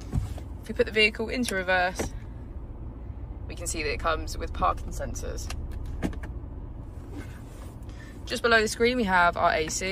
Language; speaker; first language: English; native; English